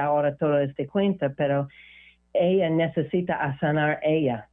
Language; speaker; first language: Spanish; non-native, learner; English